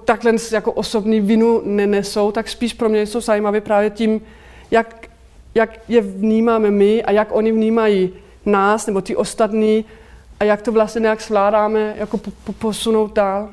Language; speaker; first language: Czech; non-native, fluent; Danish